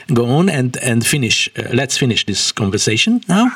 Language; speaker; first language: English; non-native, learner; Hungarian